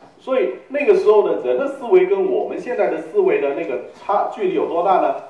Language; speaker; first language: Chinese; native; Chinese